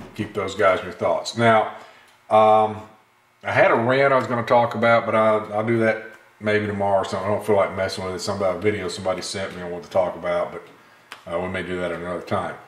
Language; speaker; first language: English; native; English